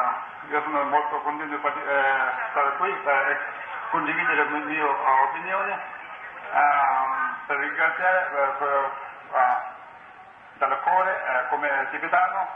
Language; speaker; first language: Italian; non-native, learner; Tibetan